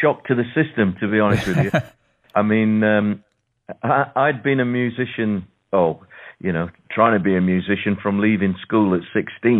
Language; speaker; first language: English; native; English